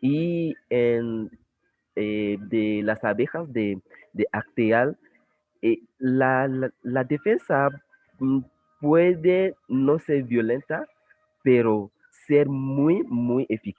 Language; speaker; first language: Spanish; non-native, fluent; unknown